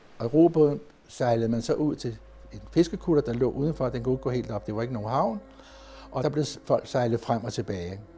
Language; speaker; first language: Danish; native; Danish